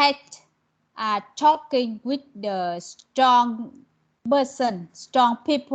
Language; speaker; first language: English; non-native, learner; Vietnamese